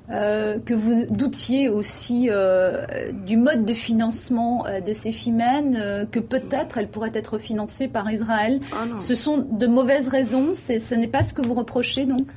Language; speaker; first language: French; native; French